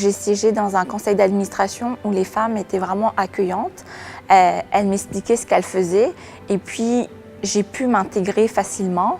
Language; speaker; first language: French; non-native, local second language; Malagasy